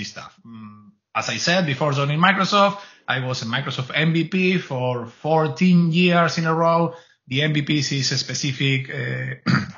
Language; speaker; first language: English; non-native, fluent; Spanish